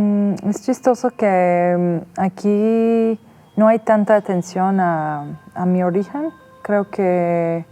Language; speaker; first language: Spanish; non-native, fluent; Persian